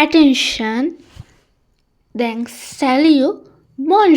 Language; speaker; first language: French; non-native, learner; Sinhala